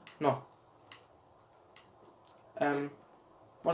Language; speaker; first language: Polish; native; Polish